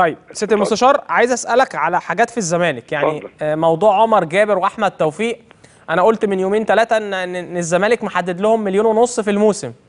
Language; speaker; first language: Arabic; native; Arabic